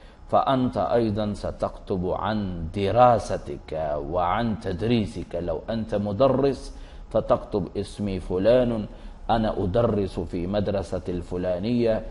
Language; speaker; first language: Arabic; non-native, fluent; Urdu